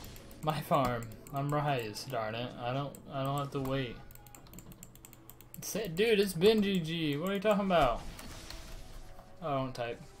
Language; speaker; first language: English; native; English